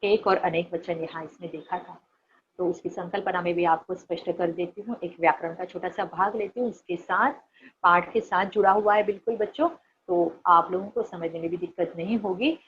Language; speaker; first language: Hindi; non-native, local second language; Marathi